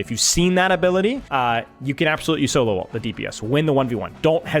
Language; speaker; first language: English; native; English